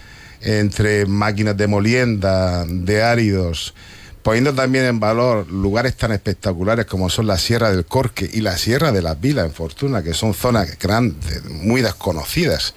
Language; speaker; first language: Spanish; native; Spanish